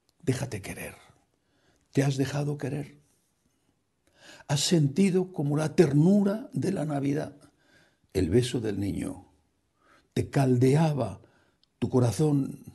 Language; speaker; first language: Spanish; native; Spanish